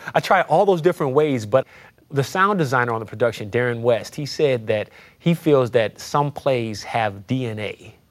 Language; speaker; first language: English; native; English